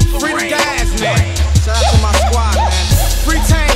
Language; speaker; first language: English; native; English